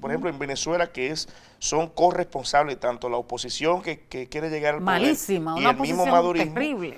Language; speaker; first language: Spanish; native; Spanish